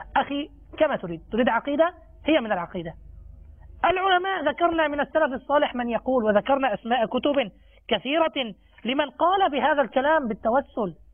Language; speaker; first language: Arabic; non-native, fluent; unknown